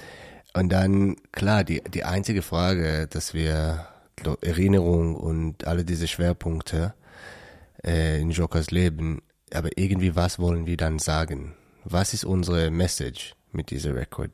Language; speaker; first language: German; non-native, learner; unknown